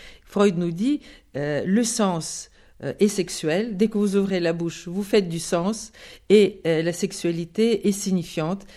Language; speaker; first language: French; non-native, fluent; Bulgarian